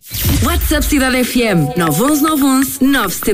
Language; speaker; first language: Portuguese; native; Portuguese